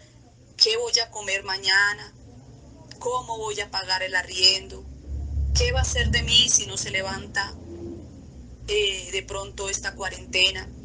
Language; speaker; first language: Spanish; native; Spanish